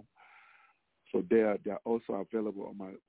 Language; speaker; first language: English; non-native, local second language; Igbo